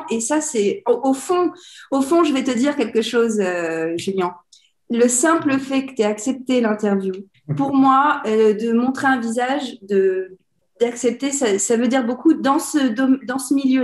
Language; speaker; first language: French; native; French